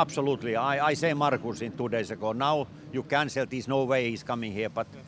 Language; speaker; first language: English; non-native, learner; Finnish